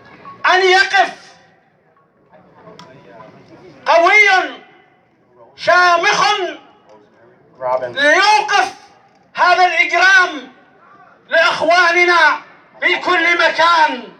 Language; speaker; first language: Arabic; non-native, fluent; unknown